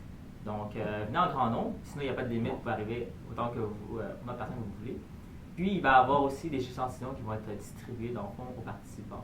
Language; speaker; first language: French; native; French